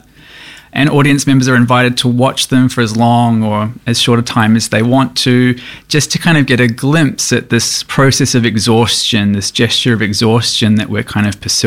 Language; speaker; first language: English; native; English